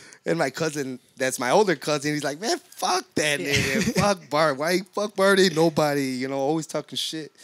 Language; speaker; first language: English; early bilingual, other home language; Spanish